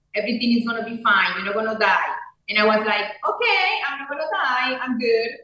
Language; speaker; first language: English; non-native, fluent; Spanish